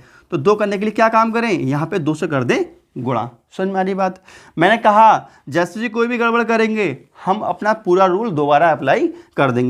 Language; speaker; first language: Hindi; native; Hindi